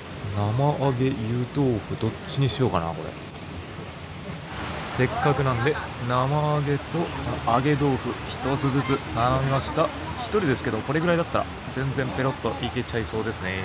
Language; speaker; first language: Japanese; native; Japanese